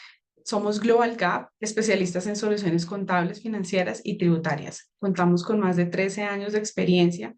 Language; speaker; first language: Spanish; native; Spanish